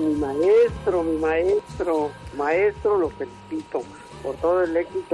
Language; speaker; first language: Spanish; early bilingual, heritage; Spanish